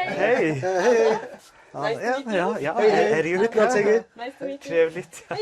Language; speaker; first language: Swedish; non-native, learner; Mongolian